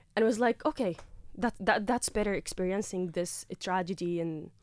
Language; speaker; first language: English; non-native, fluent; Arabic